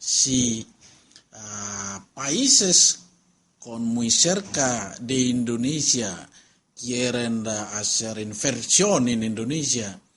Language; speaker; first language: Spanish; non-native, learner; Indonesian